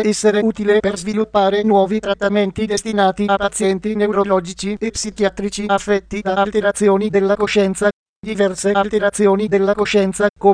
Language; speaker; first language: Italian; native; Italian